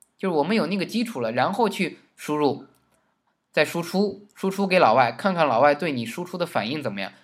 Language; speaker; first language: Chinese; native; Chinese